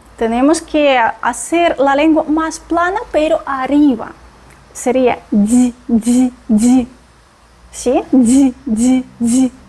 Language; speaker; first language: Spanish; non-native, fluent; Russian